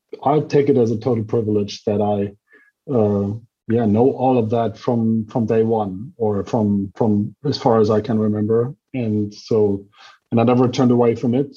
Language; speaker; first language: English; non-native, fluent; German